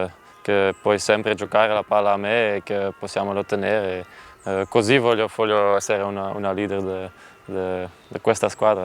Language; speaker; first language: Italian; non-native, learner; Dutch